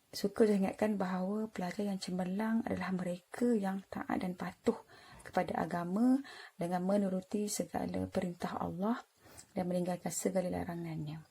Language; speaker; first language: Malay; native; Malay